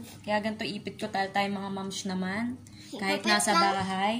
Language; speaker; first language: Filipino; native; Filipino